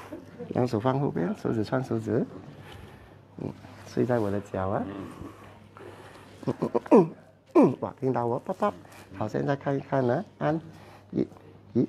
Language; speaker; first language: Chinese; non-native, local second language; Cantonese